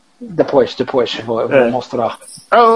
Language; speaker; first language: Portuguese; non-native, learner; English